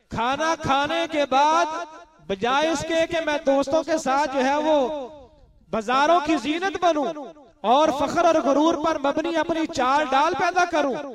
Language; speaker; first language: Urdu; non-native, local second language; Punjabi